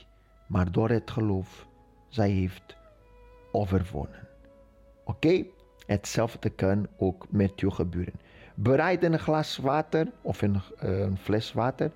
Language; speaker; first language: Dutch; non-native, fluent; Portuguese